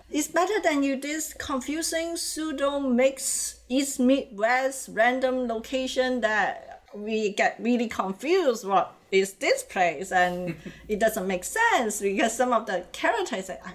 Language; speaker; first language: English; non-native, local second language; Cantonese